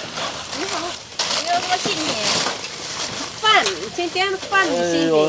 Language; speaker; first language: Chinese; non-native, learner; Indonesian